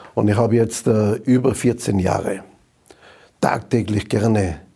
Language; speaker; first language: German; native; German